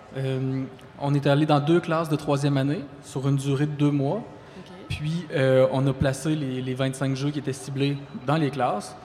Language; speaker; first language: French; native; French